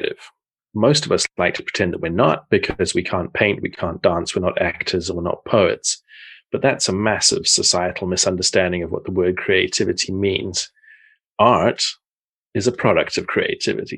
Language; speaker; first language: English; native; English